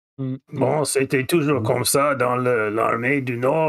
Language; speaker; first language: French; non-native, fluent; English